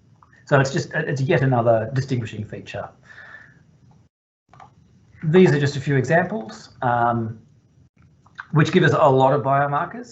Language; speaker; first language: English; native; English